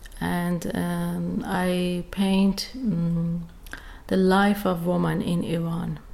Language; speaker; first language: English; non-native, learner; Persian